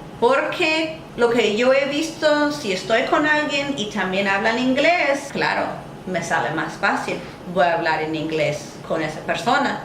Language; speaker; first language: Spanish; non-native, fluent; English